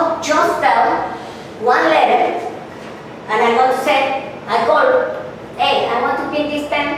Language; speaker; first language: English; non-native, learner; Spanish